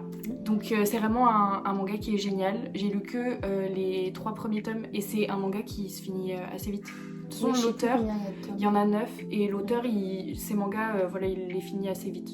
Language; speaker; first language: French; native; French